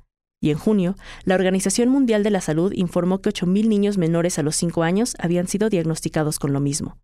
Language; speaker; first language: Spanish; native; Spanish